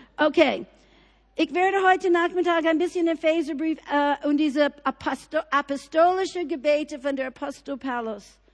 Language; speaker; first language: German; non-native, fluent; English